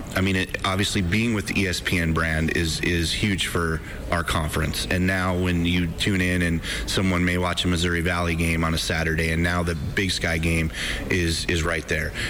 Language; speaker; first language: English; native; English